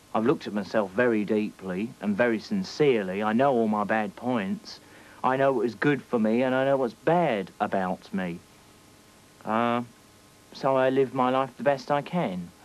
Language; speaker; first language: English; native; English